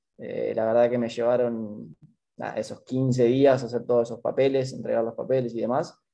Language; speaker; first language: Spanish; native; Spanish